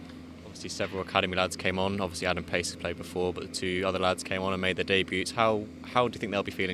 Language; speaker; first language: English; native; English